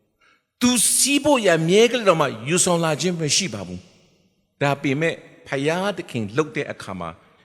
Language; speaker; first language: Burmese; non-native, local second language; Kachin